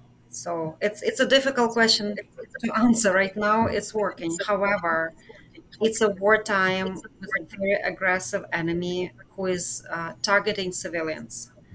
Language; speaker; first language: English; non-native, fluent; Ukrainian